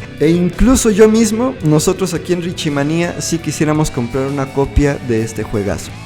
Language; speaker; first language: Spanish; native; Spanish